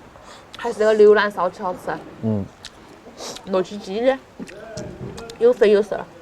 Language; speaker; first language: Chinese; native; Chinese